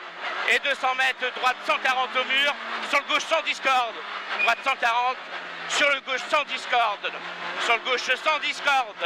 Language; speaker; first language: French; native; French